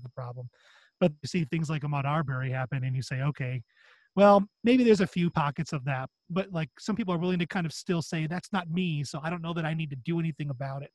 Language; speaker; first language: English; native; English